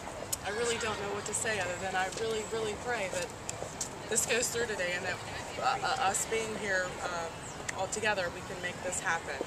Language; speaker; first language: English; native; English